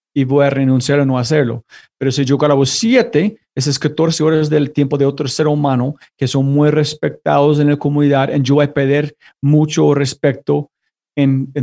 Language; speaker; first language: Spanish; non-native, fluent; English